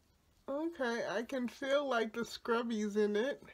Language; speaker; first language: English; native; English